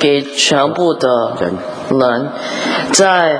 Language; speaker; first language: Chinese; early bilingual, heritage; English